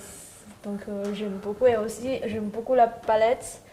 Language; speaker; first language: French; non-native, learner; Chinese